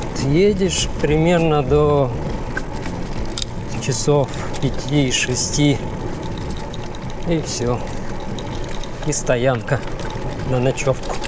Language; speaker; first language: Russian; native; Russian